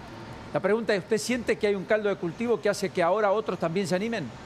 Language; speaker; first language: Spanish; native; Spanish